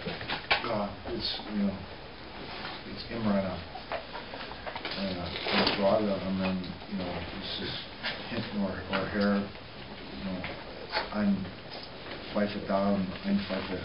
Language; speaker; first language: German; non-native, learner; English